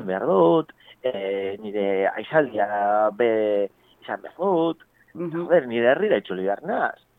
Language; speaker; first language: Basque; non-native, fluent; Galician